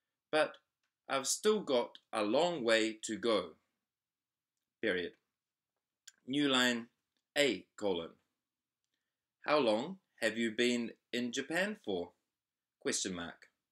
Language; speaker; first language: English; native; English